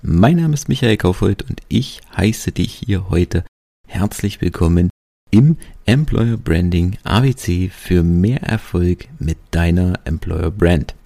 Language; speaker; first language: German; native; German